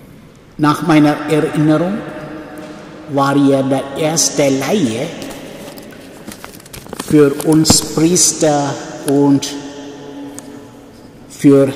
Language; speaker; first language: German; non-native, fluent; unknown